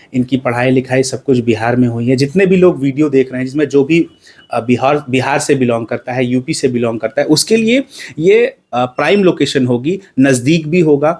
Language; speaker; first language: Hindi; native; Hindi